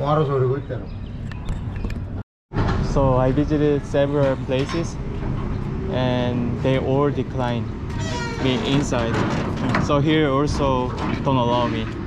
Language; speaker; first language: English; non-native, fluent; Korean